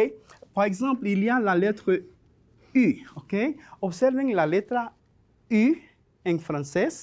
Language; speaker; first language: French; non-native, fluent; Spanish